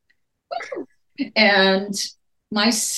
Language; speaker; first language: English; native; English